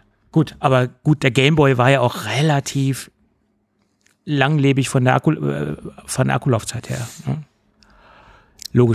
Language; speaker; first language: German; native; German